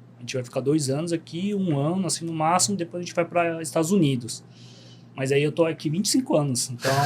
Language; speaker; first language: Portuguese; early bilingual, other home language; Korean